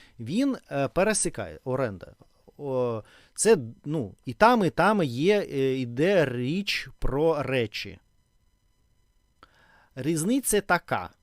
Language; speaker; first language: Ukrainian; non-native, learner; Russian